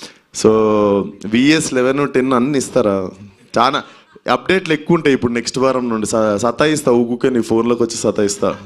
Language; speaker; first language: Telugu; native; Telugu